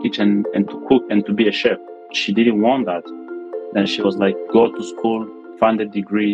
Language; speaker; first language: English; non-native, learner; Rundi